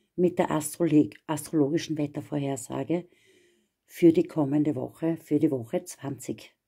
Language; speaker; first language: German; native; German